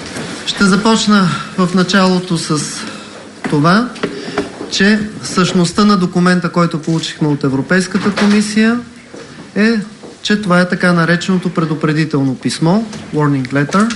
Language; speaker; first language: Bulgarian; native; Bulgarian